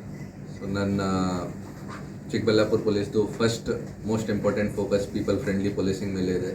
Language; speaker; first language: Kannada; non-native, fluent; Hindi